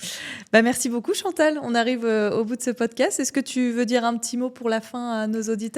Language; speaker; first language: French; native; French